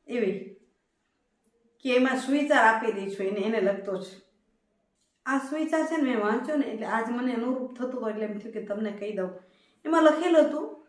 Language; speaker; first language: Gujarati; non-native, local second language; Kachhi